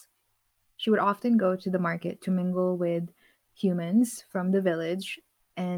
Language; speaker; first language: English; non-native, local second language; Filipino